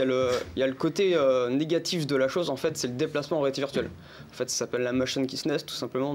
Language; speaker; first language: French; native; French